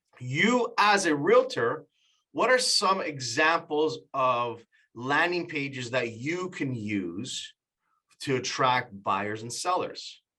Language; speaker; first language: English; native; English